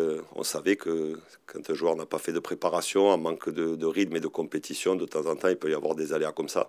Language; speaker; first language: French; native; French